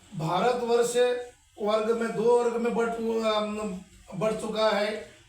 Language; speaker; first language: Hindi; non-native, local second language; Marathi